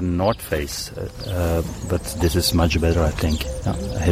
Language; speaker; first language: English; non-native, learner; Dutch